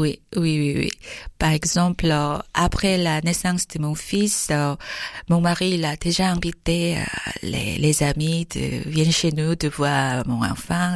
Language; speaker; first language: French; non-native, fluent; Korean